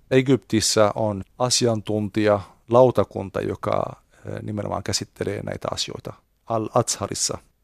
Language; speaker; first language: Finnish; non-native, fluent; Arabic